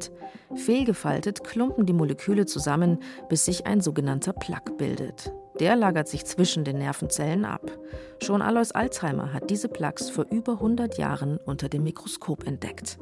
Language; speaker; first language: German; native; German